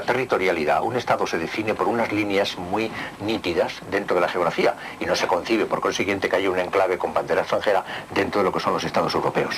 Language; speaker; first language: Spanish; native; Spanish